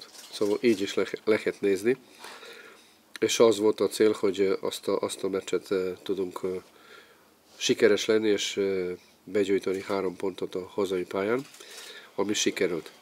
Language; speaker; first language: Hungarian; non-native, fluent; Serbian